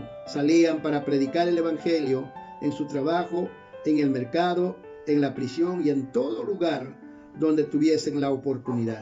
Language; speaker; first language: Spanish; native; Spanish